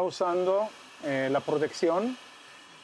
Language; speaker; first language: Spanish; non-native, learner; Hebrew